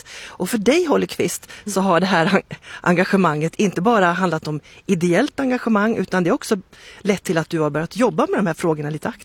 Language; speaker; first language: Swedish; native; Swedish